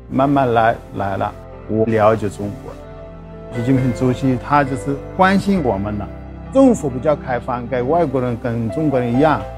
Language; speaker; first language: Chinese; non-native, learner; Arabic